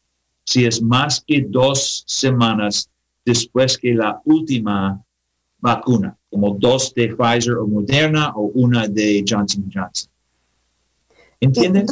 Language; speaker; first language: Spanish; non-native, learner; English